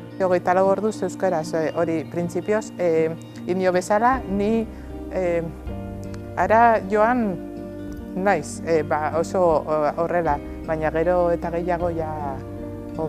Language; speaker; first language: Basque; non-native, local second language; Spanish